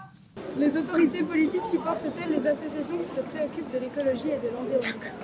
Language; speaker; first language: French; native; French